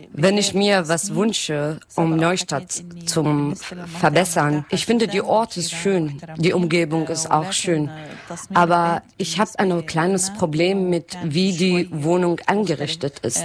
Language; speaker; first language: German; non-native, learner; Arabic